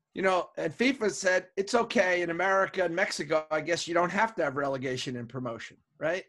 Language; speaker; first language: English; native; English